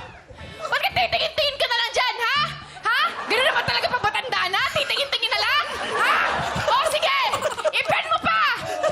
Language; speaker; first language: Filipino; native; Filipino